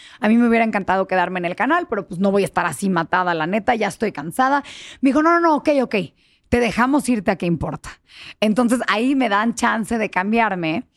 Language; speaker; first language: Spanish; early bilingual, heritage; Spanish